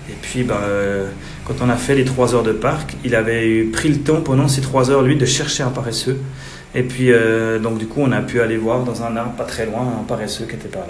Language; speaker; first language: French; native; French